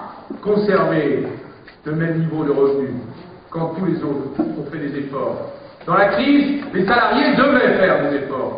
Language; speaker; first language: French; native; French